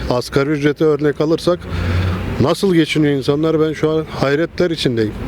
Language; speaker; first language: Turkish; early bilingual, heritage; Turkish